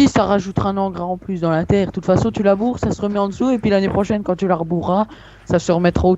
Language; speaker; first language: French; native; French